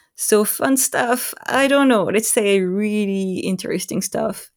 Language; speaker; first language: English; non-native, fluent; French